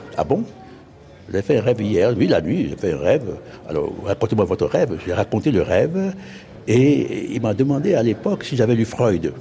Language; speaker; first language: French; non-native, local second language; Fon